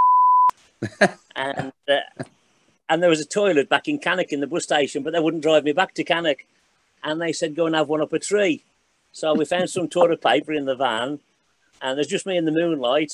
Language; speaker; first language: English; native; English